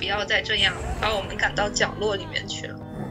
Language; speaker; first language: Chinese; native; Chinese